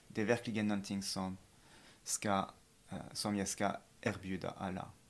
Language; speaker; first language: Swedish; non-native, fluent; French